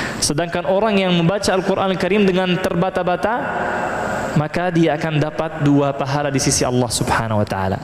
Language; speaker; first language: Malay; non-native, fluent; Arabic